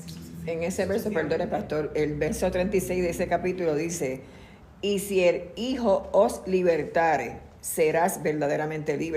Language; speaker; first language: Spanish; native; Spanish